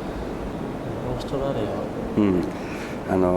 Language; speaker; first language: Japanese; non-native, learner; English